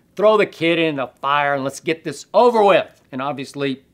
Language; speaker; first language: English; native; English